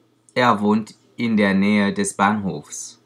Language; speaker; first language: German; non-native, fluent; French